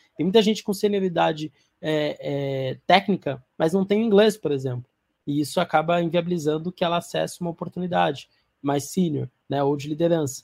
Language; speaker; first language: Portuguese; non-native, learner; Arabic